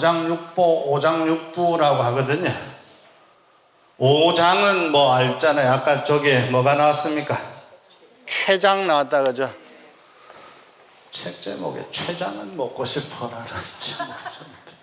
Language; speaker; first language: Korean; native; Korean